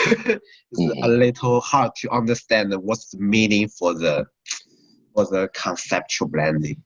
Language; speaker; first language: English; non-native, learner; Chinese